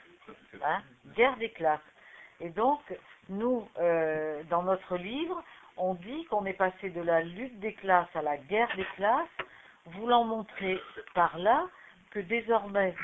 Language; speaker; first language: French; native; French